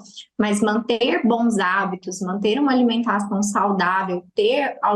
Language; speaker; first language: Portuguese; native; Portuguese